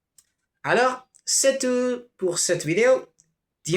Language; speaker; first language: French; non-native, learner; Spanish